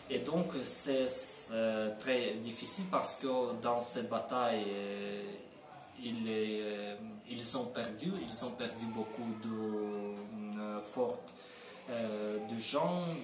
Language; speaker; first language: French; non-native, learner; Ukrainian